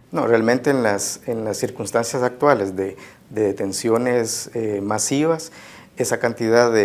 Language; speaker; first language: Spanish; native; Spanish